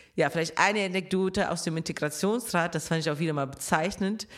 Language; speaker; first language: German; non-native, fluent; Russian